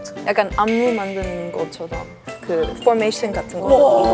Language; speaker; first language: Korean; early bilingual, heritage; Korean